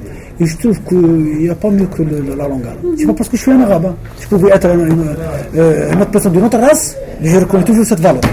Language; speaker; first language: French; non-native, local second language; Arabic